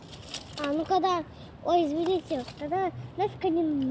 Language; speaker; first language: Russian; native; Russian